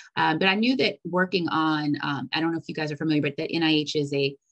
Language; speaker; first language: English; native; English